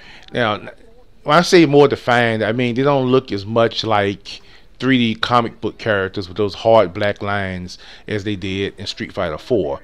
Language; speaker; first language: English; native; English